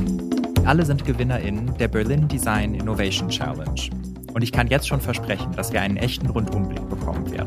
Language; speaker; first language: German; native; German